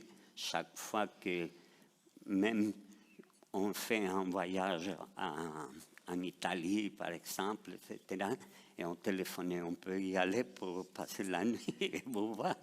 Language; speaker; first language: French; non-native, fluent; Spanish